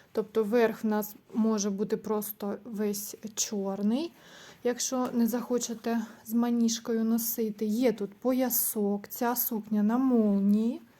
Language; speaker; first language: Ukrainian; non-native, local second language; Russian